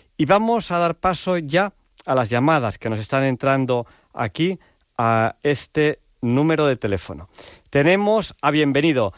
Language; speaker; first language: Spanish; native; Spanish